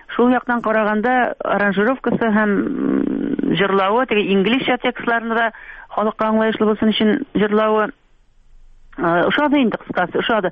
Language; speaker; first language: Tatar; native; Tatar